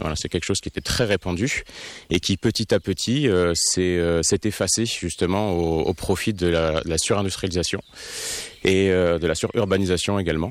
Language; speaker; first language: French; native; French